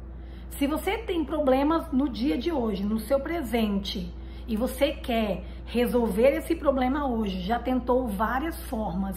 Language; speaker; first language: Portuguese; native; Portuguese